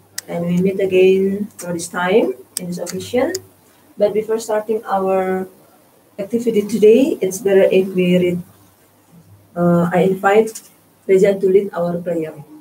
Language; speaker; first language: English; non-native, fluent; Indonesian